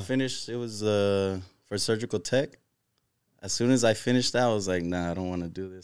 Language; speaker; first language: English; early bilingual, other home language; Spanish